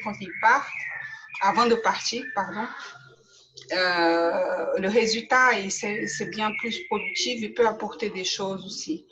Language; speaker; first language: French; native; French